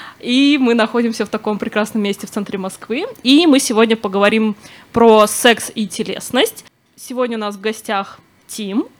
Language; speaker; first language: Russian; native; Russian